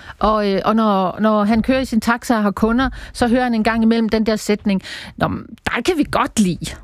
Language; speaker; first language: Danish; native; Danish